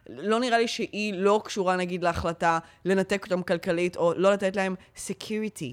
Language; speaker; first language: Hebrew; native; Hebrew